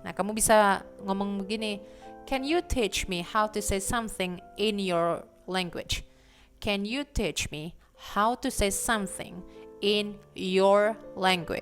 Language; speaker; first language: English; non-native, fluent; Indonesian